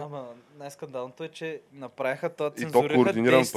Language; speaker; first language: Bulgarian; native; Bulgarian